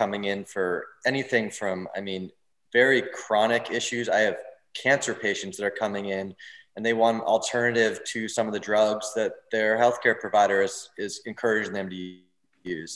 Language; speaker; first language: English; native; English